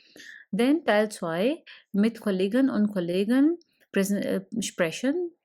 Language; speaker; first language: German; non-native, learner; Urdu